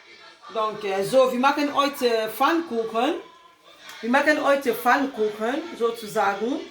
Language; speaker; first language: German; non-native, learner; Lingala